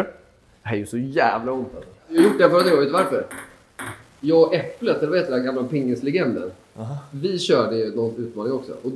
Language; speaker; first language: Swedish; native; Swedish